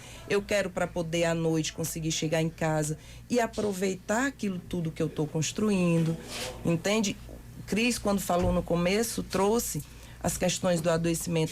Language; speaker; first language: Portuguese; native; Portuguese